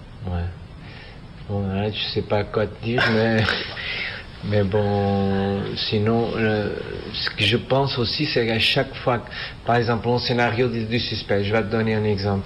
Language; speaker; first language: French; non-native, fluent; Portuguese